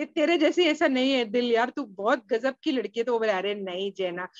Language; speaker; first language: Hindi; native; Hindi